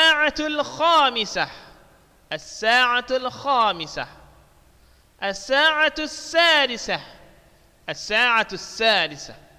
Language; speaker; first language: Arabic; non-native, fluent; Indonesian